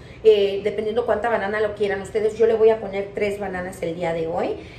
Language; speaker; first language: Spanish; early bilingual, heritage; Spanish